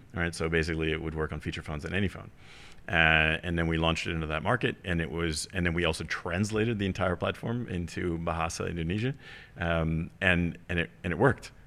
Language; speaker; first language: English; early bilingual, heritage; German